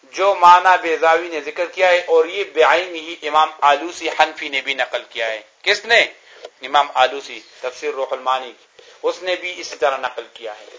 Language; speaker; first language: Urdu; non-native, local second language; Pashto